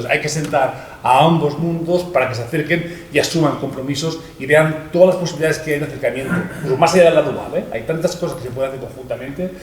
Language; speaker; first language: Spanish; native; Spanish